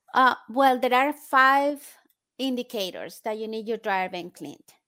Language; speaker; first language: English; non-native, fluent; Spanish